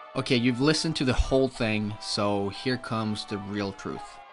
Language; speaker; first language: English; non-native, fluent; Swedish